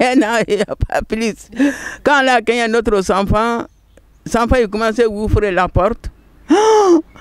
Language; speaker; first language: French; non-native, local second language; Mandingo